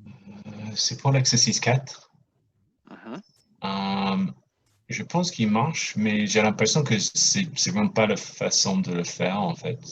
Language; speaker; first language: French; non-native, fluent; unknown